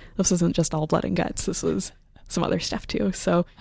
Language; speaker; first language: English; native; English